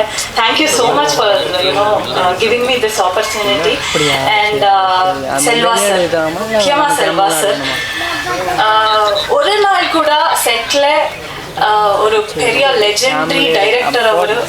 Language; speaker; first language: Tamil; non-native, learner; Kannada